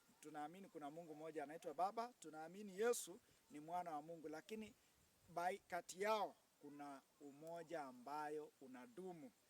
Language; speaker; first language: Swahili; non-native, local second language; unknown